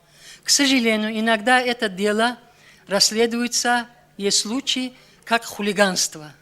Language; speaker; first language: Russian; non-native, local second language; Tajik